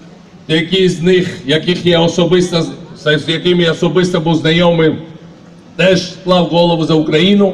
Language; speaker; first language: Ukrainian; non-native, fluent; Georgian